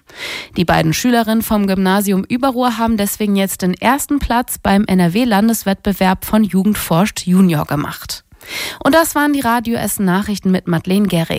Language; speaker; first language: German; native; German